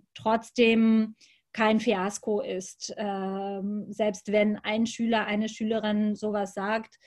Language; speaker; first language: German; native; German